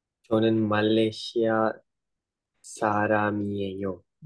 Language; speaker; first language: Korean; non-native, learner; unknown